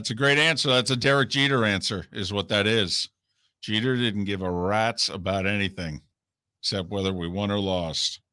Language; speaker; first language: English; native; English